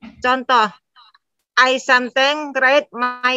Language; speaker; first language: English; non-native, learner; Indonesian